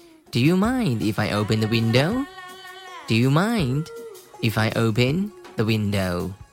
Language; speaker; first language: English; non-native, fluent; Chinese